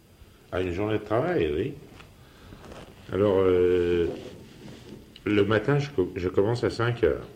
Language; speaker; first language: French; native; French